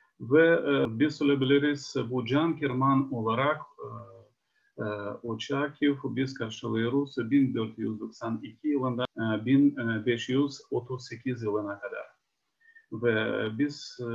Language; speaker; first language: Turkish; non-native, fluent; Ukrainian